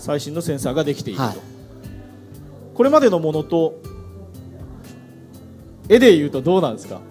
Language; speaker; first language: Japanese; native; Japanese